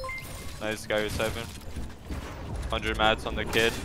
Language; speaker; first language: English; native; English